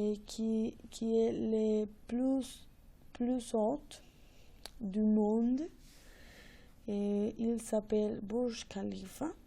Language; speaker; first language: French; non-native, learner; Spanish